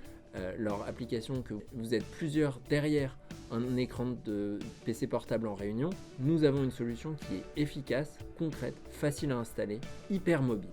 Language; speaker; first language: French; native; French